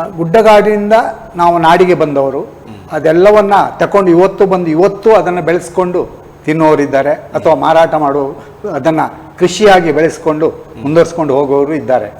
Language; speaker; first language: Kannada; non-native, local second language; Marathi